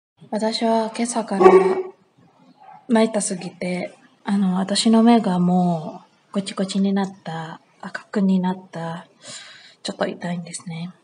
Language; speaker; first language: Japanese; non-native, learner; English